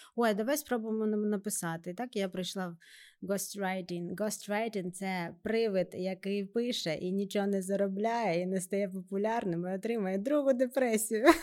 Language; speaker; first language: Ukrainian; native; Ukrainian